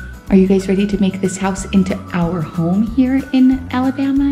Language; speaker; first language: English; native; English